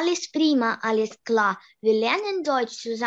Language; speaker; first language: German; non-native, learner; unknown